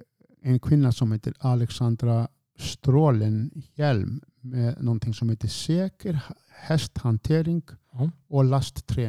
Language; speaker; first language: Swedish; non-native, fluent; Icelandic